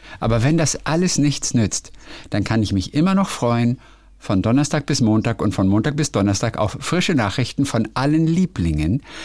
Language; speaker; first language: German; native; German